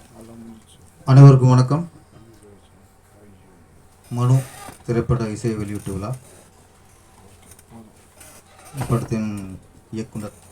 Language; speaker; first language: Tamil; native; Tamil